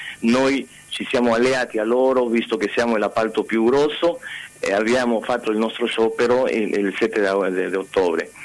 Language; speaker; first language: Italian; non-native, fluent; Spanish